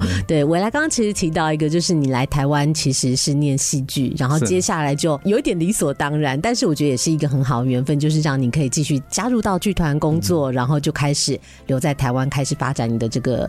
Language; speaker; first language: Chinese; native; Chinese